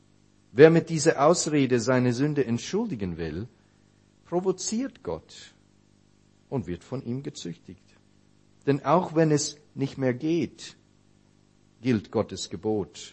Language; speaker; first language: German; non-native, fluent; English